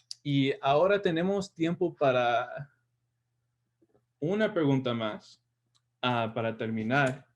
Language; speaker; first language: Spanish; early bilingual, heritage; Spanish